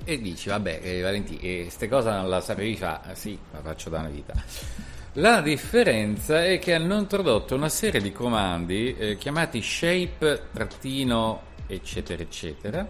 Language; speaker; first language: Italian; native; Italian